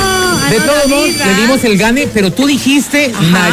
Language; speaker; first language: Spanish; native; Spanish